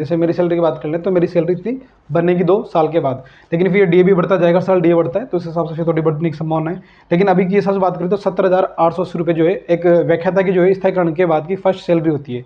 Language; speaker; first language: Hindi; native; Hindi